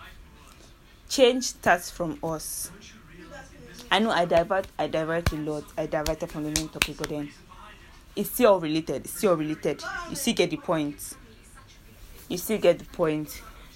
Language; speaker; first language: English; non-native, local second language; Yoruba